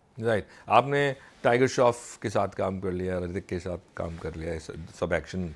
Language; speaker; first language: Hindi; native; Hindi